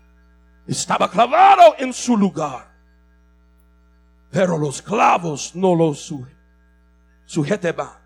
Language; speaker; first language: Spanish; non-native, learner; English